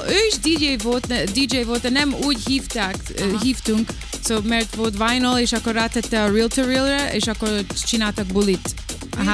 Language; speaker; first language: Hungarian; early bilingual, heritage; Hungarian